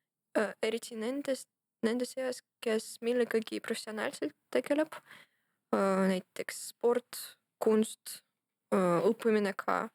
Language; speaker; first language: Estonian; non-native, local second language; Russian